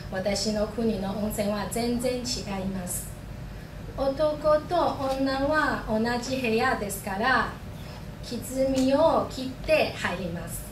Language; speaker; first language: Japanese; non-native, learner; Chinese